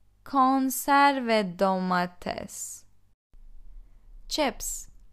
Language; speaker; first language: English; non-native, fluent; Turkish